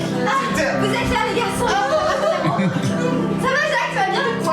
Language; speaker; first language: French; native; French